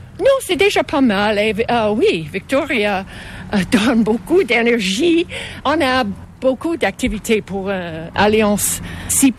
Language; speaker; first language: French; non-native, fluent; English